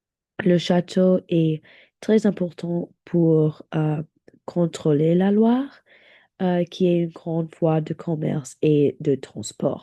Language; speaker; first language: French; non-native, learner; English